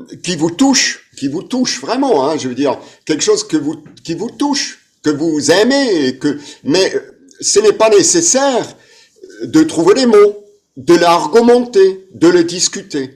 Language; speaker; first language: French; non-native, fluent; German